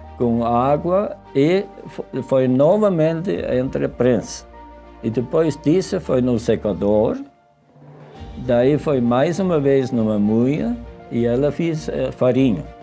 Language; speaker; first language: Portuguese; non-native, fluent; Swiss German